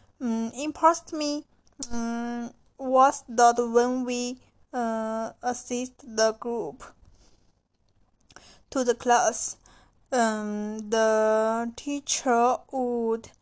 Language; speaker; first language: English; non-native, learner; Chinese